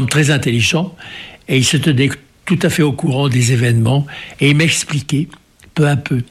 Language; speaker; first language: French; native; French